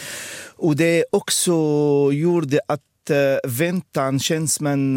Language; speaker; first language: Swedish; non-native, fluent; Arabic